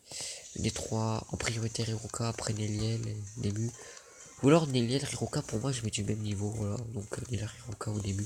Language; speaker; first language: French; native; French